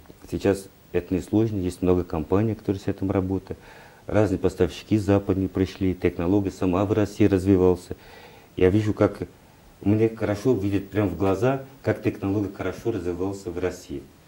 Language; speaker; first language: Russian; non-native, fluent; Portuguese